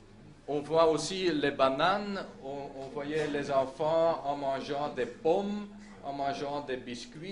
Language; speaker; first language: French; non-native, local second language; Dutch